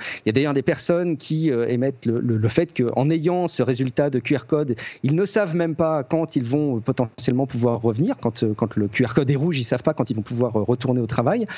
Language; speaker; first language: French; native; French